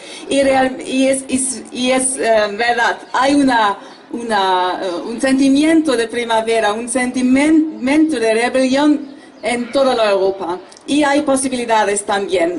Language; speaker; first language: Spanish; non-native, fluent; German